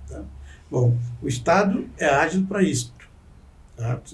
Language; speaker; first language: Portuguese; native; Portuguese